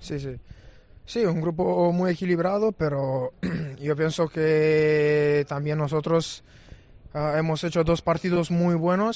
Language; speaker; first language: Spanish; non-native, fluent; Romanian